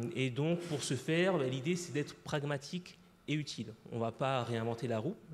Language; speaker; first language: French; native; French